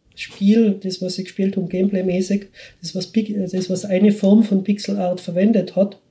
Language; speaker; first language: German; native; German